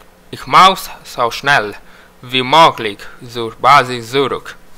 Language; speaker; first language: German; non-native, learner; Romanian